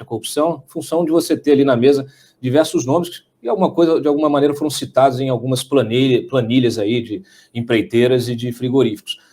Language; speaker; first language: Portuguese; native; Portuguese